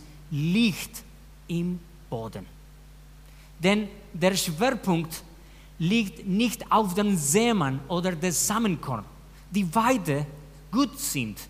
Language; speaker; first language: German; non-native, fluent; Spanish